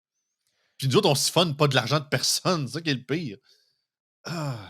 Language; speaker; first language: French; native; French